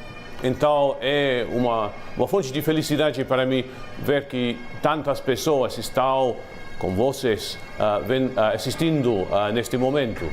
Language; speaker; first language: Portuguese; non-native, learner; English